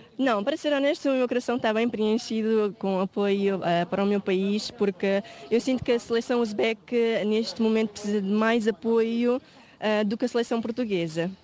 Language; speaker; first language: Portuguese; early bilingual, other home language; Uzbek